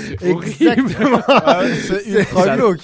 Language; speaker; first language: French; native; French